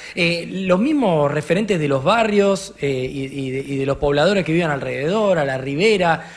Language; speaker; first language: Spanish; native; Spanish